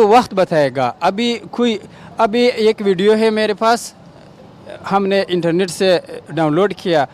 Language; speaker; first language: Hindi; non-native, learner; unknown